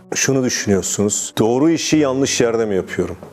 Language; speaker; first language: Turkish; native; Turkish